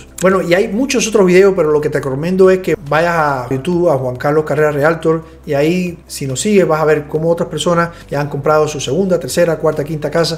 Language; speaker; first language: Spanish; native; Spanish